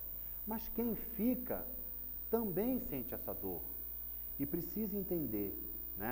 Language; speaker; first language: Portuguese; native; Portuguese